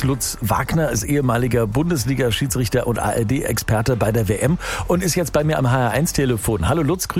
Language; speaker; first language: German; native; German